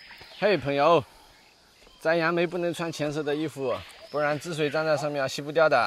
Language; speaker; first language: Chinese; native; Chinese